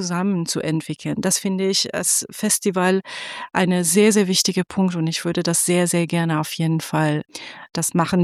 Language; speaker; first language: German; non-native, fluent; Persian